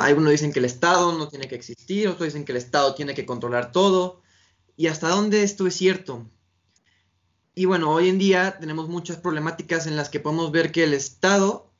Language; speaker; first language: Spanish; native; Spanish